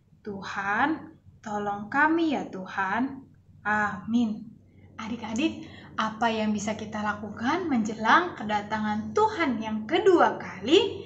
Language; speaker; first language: Indonesian; native; Indonesian